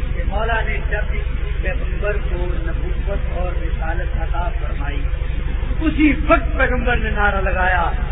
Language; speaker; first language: Urdu; non-native, local second language; Punjabi